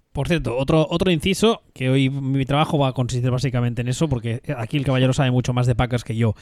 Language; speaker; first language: Spanish; native; Spanish